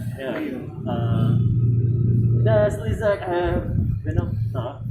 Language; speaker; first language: English; non-native, learner; Indonesian